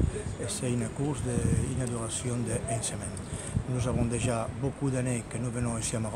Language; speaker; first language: French; non-native, fluent; Spanish